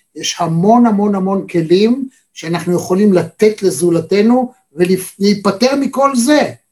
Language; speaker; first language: Hebrew; native; Hebrew